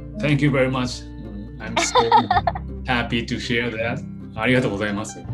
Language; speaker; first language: English; non-native, fluent; Japanese